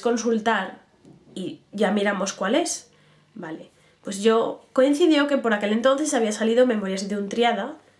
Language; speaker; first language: Spanish; native; Spanish